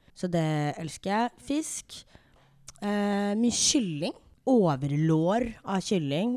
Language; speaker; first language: Norwegian; early bilingual, other home language; English